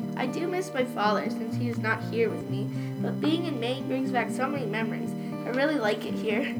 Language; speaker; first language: English; non-native, fluent; Turkish